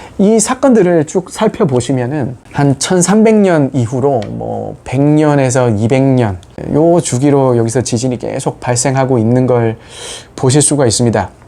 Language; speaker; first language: Korean; native; Korean